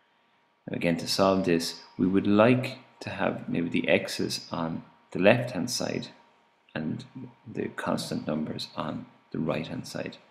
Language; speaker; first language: English; native; English